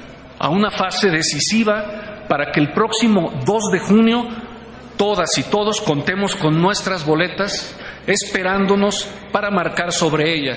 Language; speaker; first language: Spanish; native; Spanish